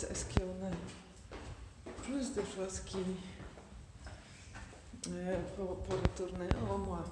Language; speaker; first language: French; non-native, fluent; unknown